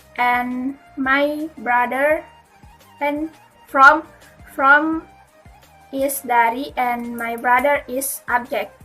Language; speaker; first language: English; non-native, learner; Indonesian